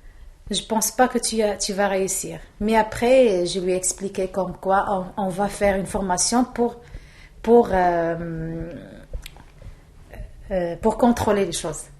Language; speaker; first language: French; non-native, local second language; Arabic